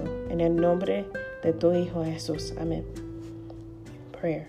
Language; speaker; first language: Spanish; non-native, learner; English